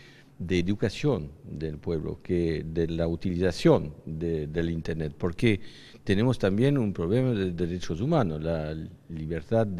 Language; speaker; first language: Spanish; non-native, fluent; French